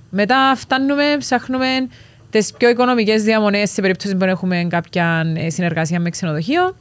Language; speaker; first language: Greek; native; Greek